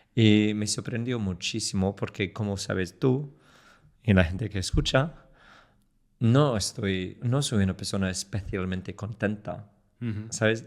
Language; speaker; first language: Spanish; non-native, fluent; English